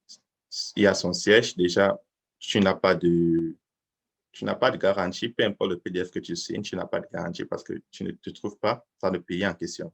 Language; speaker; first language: French; native; French